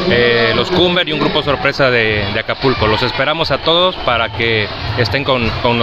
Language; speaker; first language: Spanish; native; Spanish